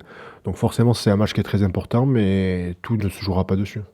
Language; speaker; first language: French; native; French